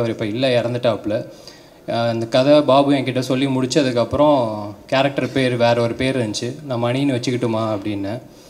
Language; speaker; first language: Tamil; native; Tamil